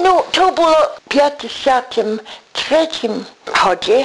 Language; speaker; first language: Ukrainian; early bilingual, heritage; English